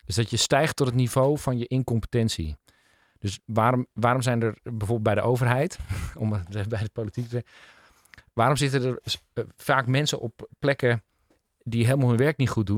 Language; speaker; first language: Dutch; native; Dutch